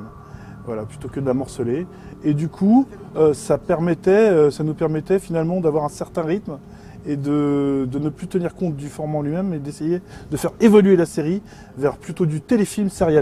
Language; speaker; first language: French; native; French